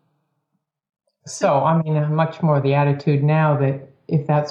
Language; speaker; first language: English; native; English